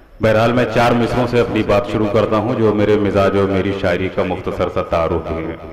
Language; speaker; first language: Urdu; native; Urdu